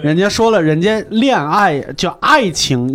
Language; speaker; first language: Chinese; native; Chinese